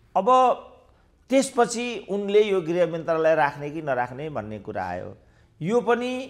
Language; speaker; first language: Nepali; native; Nepali